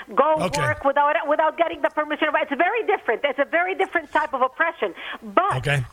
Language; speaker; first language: English; non-native, fluent; Arabic